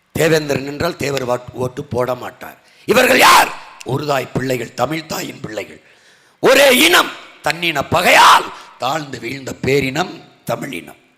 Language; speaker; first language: Tamil; native; Tamil